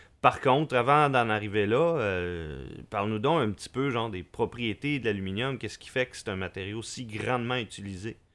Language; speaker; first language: French; native; French